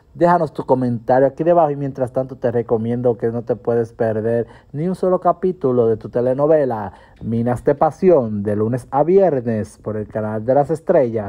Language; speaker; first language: Spanish; native; Spanish